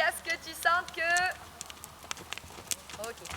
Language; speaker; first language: French; native; French